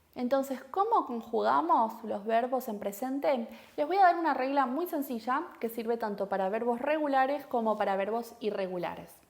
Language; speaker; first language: Spanish; native; Spanish